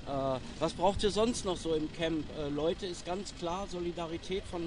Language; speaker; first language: German; native; German